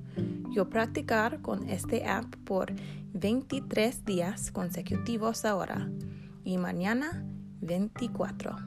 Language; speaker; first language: Spanish; non-native, learner; English